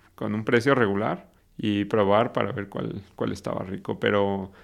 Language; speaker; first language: Spanish; native; Spanish